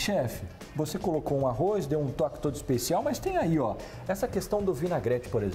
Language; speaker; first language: Portuguese; native; Portuguese